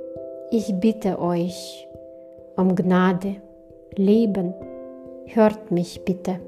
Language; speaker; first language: German; non-native, fluent; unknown